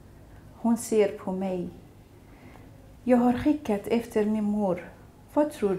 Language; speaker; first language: Swedish; non-native, fluent; Kurdish